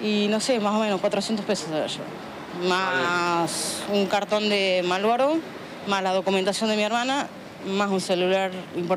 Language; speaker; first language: Spanish; native; Spanish